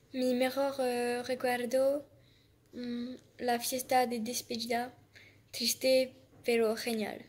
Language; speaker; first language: Spanish; non-native, learner; French